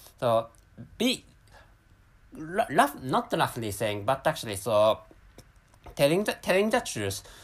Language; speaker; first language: English; non-native, learner; Japanese